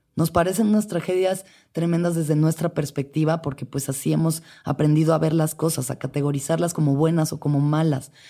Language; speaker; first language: Spanish; native; Spanish